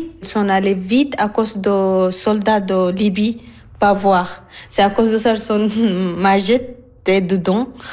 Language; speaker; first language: French; non-native, learner; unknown